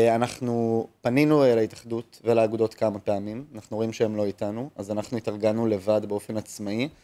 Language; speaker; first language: Hebrew; native; Hebrew